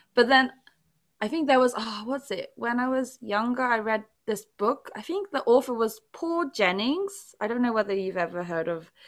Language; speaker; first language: English; early bilingual, other home language; Cantonese